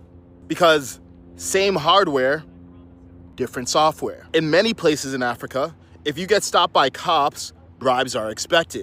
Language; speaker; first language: English; early bilingual, other home language; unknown